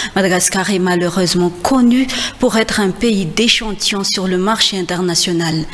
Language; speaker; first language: French; non-native, local second language; Malagasy